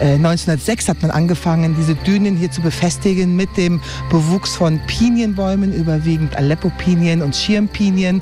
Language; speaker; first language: German; native; German